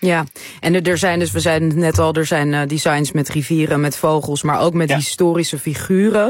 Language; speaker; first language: Dutch; native; Dutch